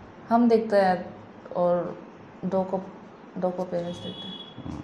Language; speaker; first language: Hindi; non-native, local second language; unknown